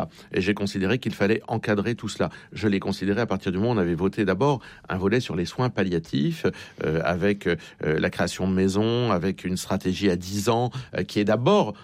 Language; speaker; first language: French; native; French